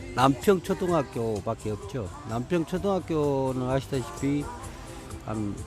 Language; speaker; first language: Korean; native; Korean